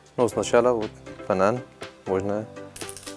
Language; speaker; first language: Russian; non-native, learner; Arabic